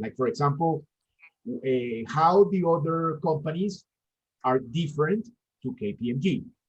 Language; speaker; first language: English; non-native, fluent; Spanish